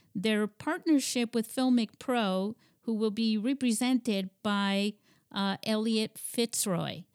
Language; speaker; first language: English; early bilingual, heritage; English